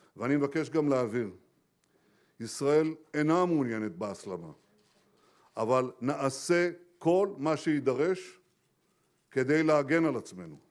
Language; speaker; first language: Hebrew; native; Hebrew